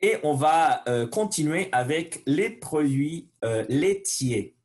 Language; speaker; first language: French; non-native, learner; Spanish